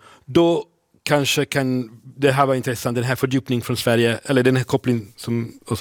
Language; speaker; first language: Swedish; non-native, fluent; Italian